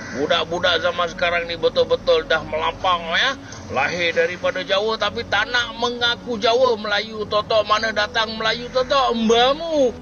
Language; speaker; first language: Malay; native; Malay